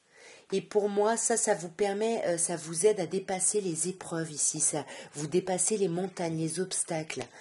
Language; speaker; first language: French; native; French